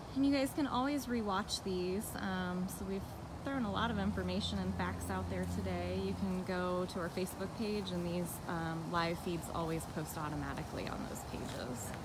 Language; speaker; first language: English; native; English